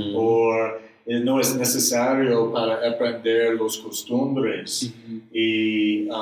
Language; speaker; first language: Spanish; non-native, learner; English